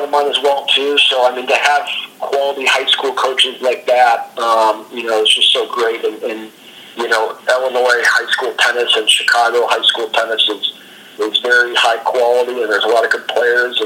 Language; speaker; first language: English; native; English